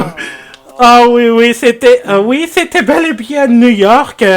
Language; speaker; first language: French; native; French